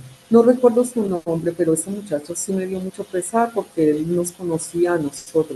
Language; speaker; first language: Spanish; native; Spanish